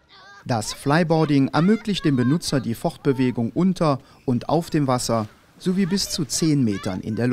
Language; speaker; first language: German; native; German